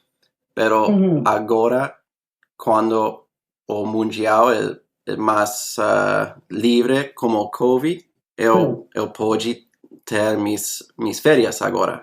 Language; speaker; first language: Portuguese; non-native, learner; English